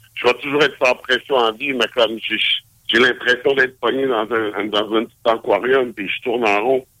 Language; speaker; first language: French; native; French